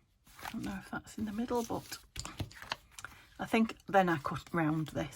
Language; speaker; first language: English; native; English